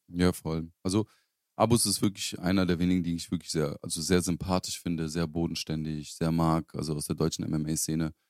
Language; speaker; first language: German; native; German